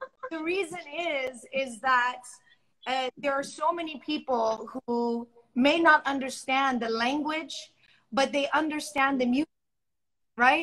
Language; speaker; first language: English; early bilingual, other home language; Persian